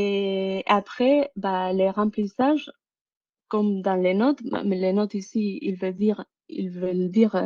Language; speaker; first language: French; non-native, fluent; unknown